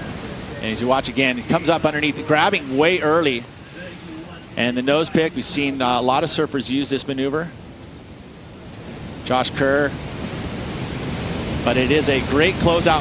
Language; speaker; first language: English; native; English